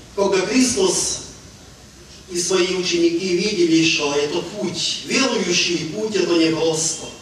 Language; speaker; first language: Ukrainian; non-native, learner; Hungarian